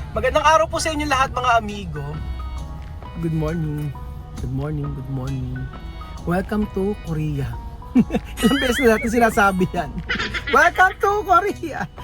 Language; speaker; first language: Filipino; native; Filipino